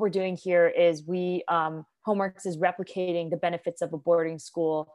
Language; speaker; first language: English; non-native, local second language; Cantonese